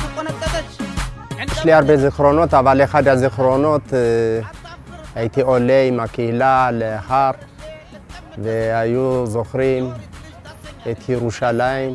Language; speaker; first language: Hebrew; non-native, fluent; Amharic